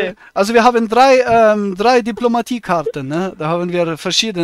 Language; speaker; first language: German; native; German